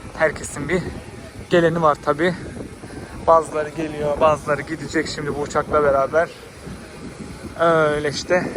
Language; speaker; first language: Turkish; native; Turkish